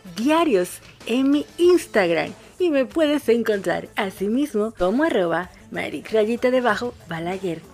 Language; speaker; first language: Spanish; native; Spanish